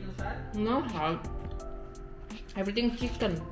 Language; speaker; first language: English; non-native, fluent; Indonesian